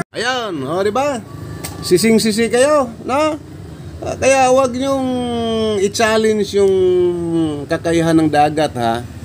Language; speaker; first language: Filipino; non-native, local second language; Cebuano